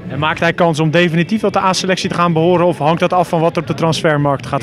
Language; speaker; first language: Dutch; native; Dutch